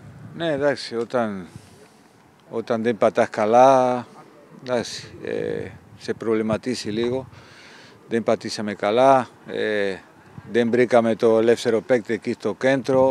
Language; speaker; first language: Greek; non-native, fluent; Spanish